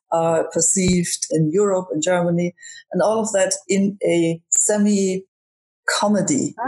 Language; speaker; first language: English; non-native, fluent; German